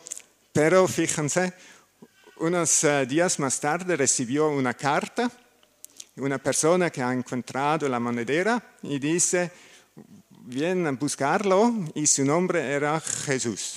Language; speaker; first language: Spanish; non-native, learner; German